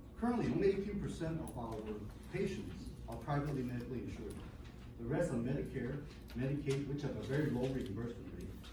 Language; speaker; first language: English; non-native, local second language; Cantonese